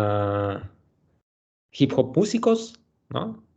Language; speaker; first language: Spanish; non-native, learner; Russian